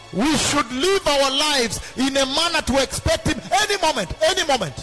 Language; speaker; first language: English; non-native, local second language; Luo (Kenya and Tanzania)